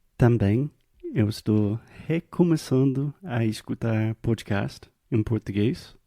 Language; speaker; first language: Portuguese; non-native, fluent; English